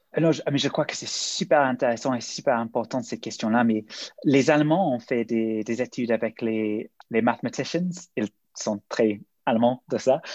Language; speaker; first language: French; non-native, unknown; English